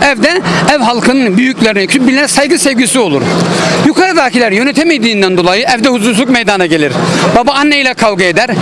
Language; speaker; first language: Turkish; native; Turkish